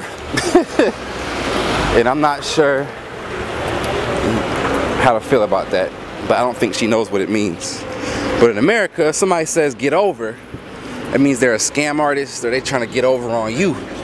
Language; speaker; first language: English; native; English